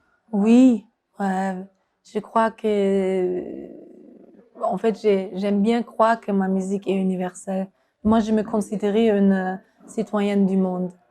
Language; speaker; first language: French; non-native, fluent; German